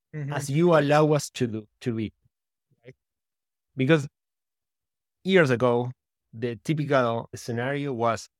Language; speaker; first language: English; non-native, fluent; Spanish